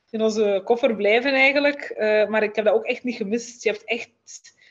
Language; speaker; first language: Dutch; native; Dutch